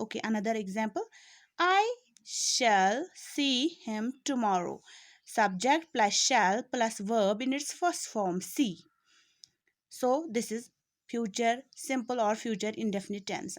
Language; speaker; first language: English; non-native, local second language; Urdu